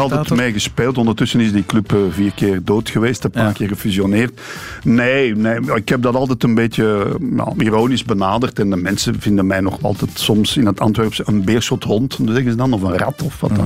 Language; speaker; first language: Dutch; native; Dutch